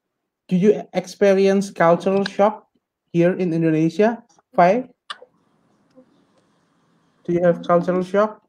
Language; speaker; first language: English; non-native, fluent; Indonesian